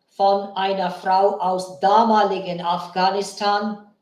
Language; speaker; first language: German; non-native, learner; Bangla